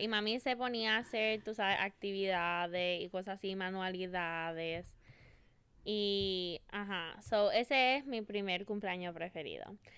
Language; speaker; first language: Spanish; early bilingual, other home language; English